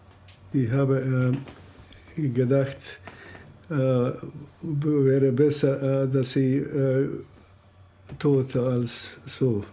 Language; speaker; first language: German; non-native, learner; Croatian